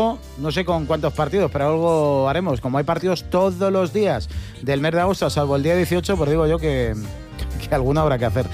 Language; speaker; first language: Spanish; native; Spanish